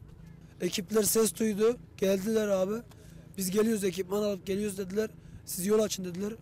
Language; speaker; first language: Turkish; native; Turkish